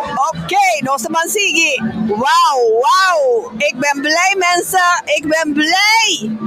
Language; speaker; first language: Dutch; non-native, local second language; Papiamento